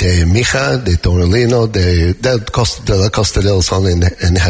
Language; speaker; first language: Spanish; non-native, learner; English